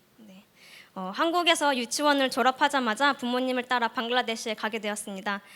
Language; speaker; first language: Korean; early bilingual, heritage; Korean